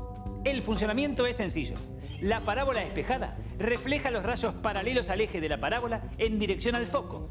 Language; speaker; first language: Spanish; native; Spanish